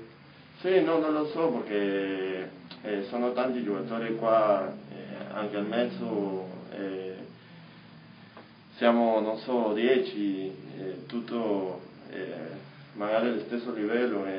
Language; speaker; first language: Italian; non-native, learner; Spanish